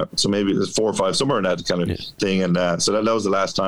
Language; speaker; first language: English; native; English